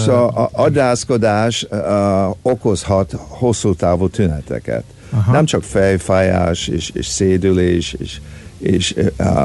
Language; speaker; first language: Hungarian; early bilingual, heritage; Hungarian